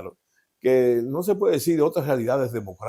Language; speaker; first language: Spanish; native; Spanish